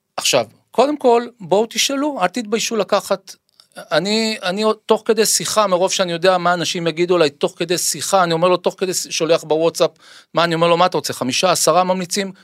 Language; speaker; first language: Hebrew; native; Hebrew